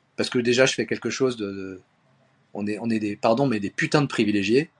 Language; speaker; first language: French; native; French